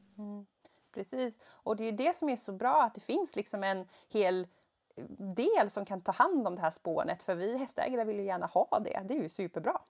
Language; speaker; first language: Swedish; native; Swedish